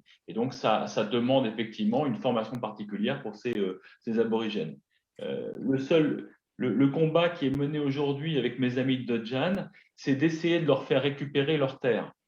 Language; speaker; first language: French; native; French